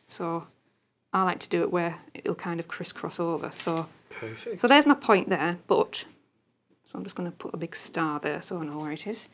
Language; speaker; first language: English; native; English